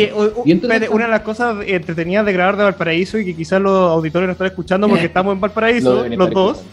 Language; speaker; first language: Spanish; native; Spanish